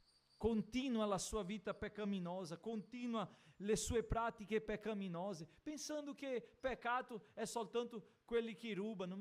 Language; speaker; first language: Italian; non-native, fluent; Portuguese